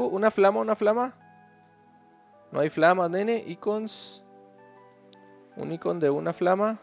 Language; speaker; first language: Spanish; native; Spanish